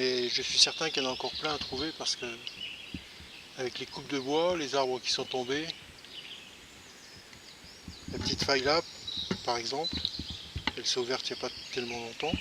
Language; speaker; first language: French; native; French